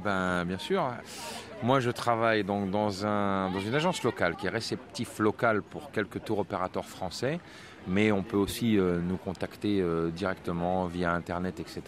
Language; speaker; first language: French; native; French